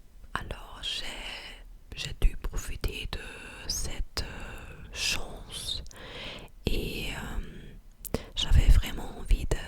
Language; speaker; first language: French; non-native, learner; English